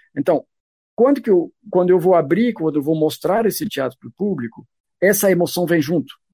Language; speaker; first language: Portuguese; non-native, fluent; French